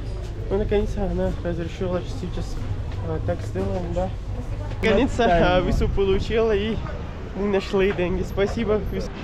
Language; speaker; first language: Russian; non-native, learner; Urdu